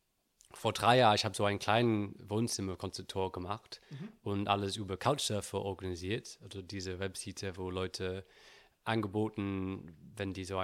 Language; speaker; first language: German; non-native, learner; English